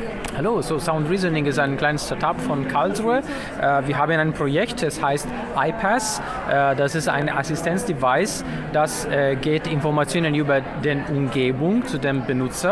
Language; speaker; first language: German; non-native, learner; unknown